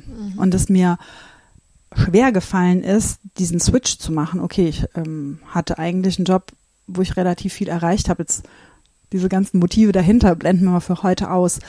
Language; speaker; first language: German; native; German